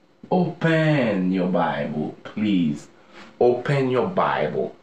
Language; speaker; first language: English; non-native, fluent; Haitian Creole